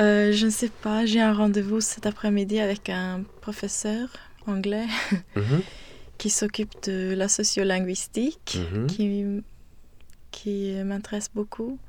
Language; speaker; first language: French; non-native, fluent; Swedish